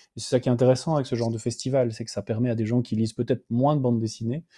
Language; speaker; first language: French; native; French